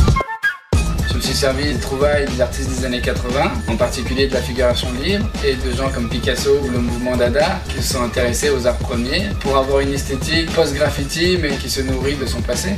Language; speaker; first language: French; non-native, fluent; Spanish